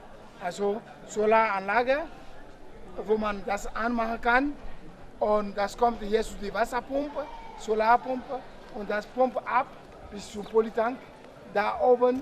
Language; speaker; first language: German; non-native, learner; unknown